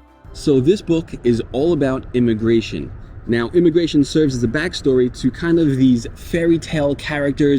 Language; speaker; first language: English; native; English